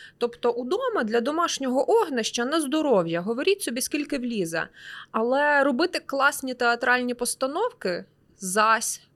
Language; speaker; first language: Ukrainian; native; Ukrainian